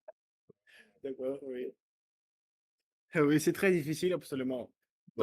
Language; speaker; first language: French; non-native, learner; Russian